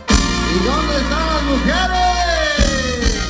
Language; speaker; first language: Spanish; native; Spanish